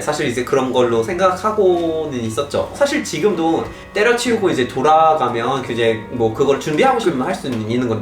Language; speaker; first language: Korean; non-native, fluent; English